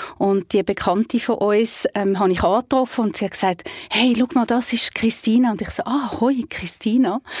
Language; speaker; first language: German; native; German